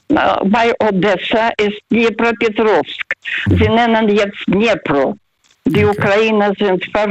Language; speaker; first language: German; non-native, fluent; Russian